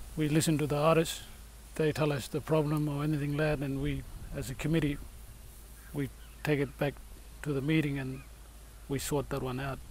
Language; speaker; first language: English; native; English